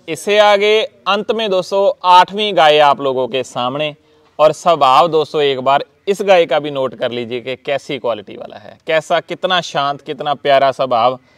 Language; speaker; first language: Hindi; non-native, local second language; Punjabi